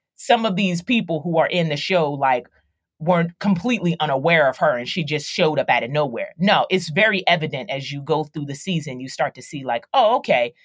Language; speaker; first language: English; native; English